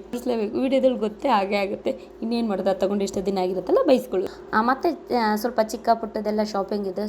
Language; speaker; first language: Kannada; native; Kannada